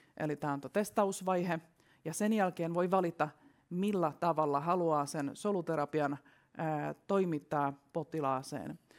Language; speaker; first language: Finnish; non-native, fluent; Russian